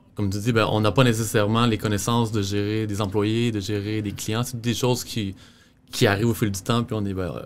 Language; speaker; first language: French; native; French